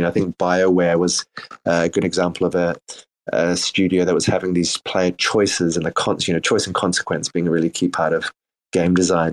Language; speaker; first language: English; native; English